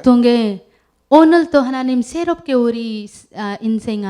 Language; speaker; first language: Korean; non-native, learner; Urdu